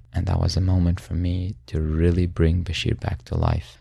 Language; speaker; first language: English; non-native, fluent; Arabic